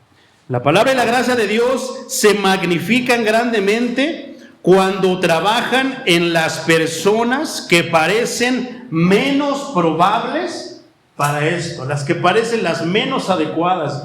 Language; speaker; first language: Spanish; native; Spanish